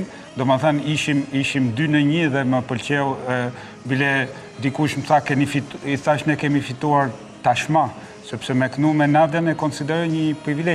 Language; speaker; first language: Albanian; native; Albanian